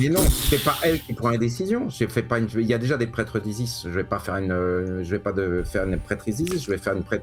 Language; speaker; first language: French; native; French